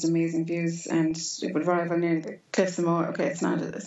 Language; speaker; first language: English; native; English